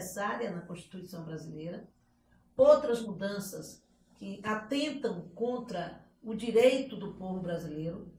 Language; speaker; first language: Portuguese; native; Portuguese